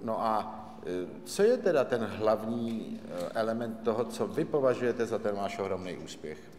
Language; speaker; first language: Czech; native; Czech